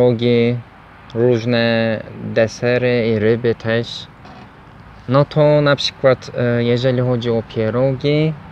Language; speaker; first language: Polish; non-native, fluent; Turkish